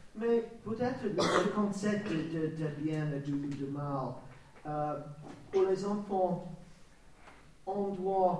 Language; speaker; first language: French; non-native, learner; English